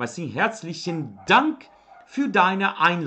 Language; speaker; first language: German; non-native, fluent; Portuguese